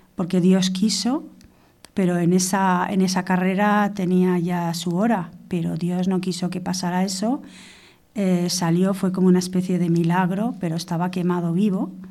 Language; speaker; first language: Spanish; non-native, fluent; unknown